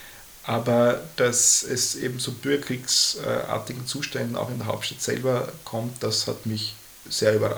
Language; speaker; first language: German; native; German